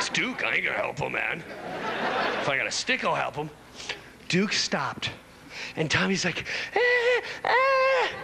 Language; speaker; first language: English; native; English